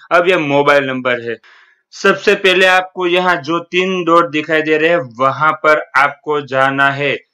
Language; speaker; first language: Hindi; non-native, local second language; Gujarati